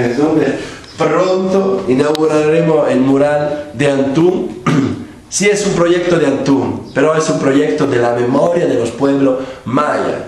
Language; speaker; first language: Spanish; non-native, fluent; Italian